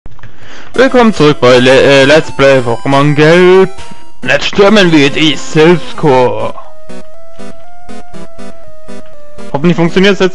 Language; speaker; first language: German; native; German